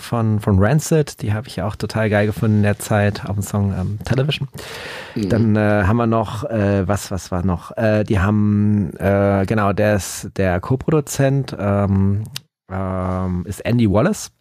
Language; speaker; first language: German; native; German